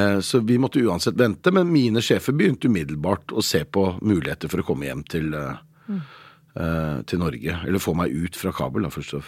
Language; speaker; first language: Norwegian; native; Norwegian